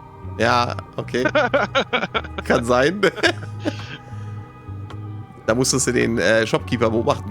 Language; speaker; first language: German; native; German